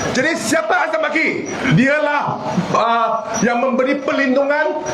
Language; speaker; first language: Malay; non-native, local second language; Chinese